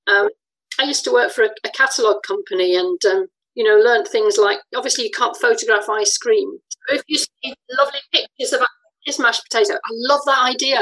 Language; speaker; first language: English; native; English